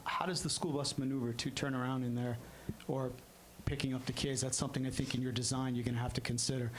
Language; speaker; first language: English; native; English